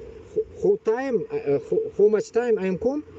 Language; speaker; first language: English; non-native, learner; Bashkir